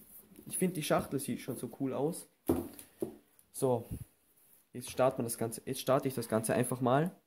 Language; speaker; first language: German; native; German